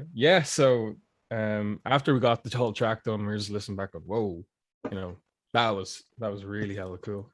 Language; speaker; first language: English; native; English